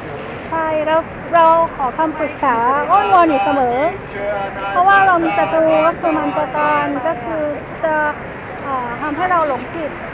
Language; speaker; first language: Thai; native; Thai